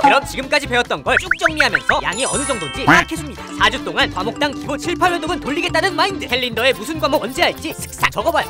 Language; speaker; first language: Korean; native; Korean